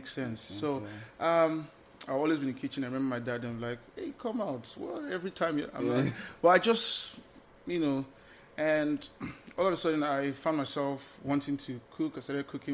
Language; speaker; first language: English; non-native, local second language; Igbo